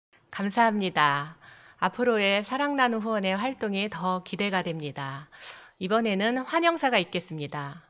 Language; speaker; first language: Korean; native; Korean